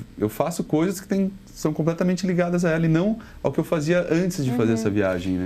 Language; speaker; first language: Portuguese; native; Portuguese